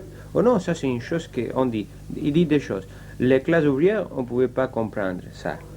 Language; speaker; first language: French; non-native, learner; Spanish